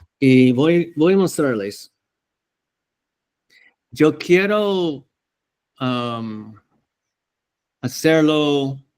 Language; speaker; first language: Spanish; non-native, fluent; English